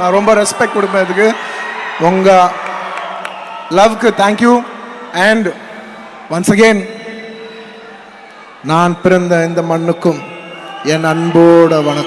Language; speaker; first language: Tamil; non-native, local second language; Telugu